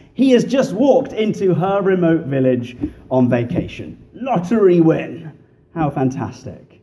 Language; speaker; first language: English; native; English